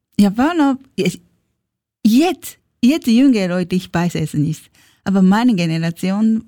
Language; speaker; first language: German; non-native, learner; Japanese